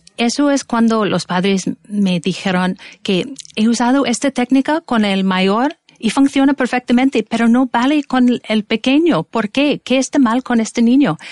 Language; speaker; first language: Spanish; non-native, fluent; English